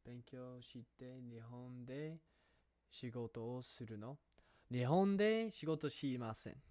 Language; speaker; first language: Japanese; non-native, learner; English